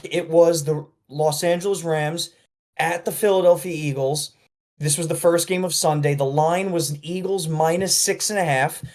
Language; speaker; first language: English; native; English